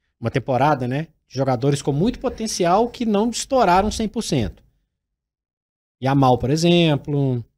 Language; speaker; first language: Portuguese; native; Portuguese